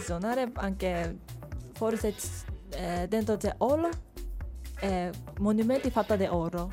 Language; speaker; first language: Italian; non-native, learner; Japanese